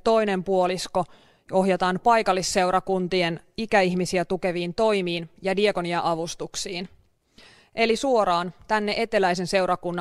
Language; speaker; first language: Finnish; native; Finnish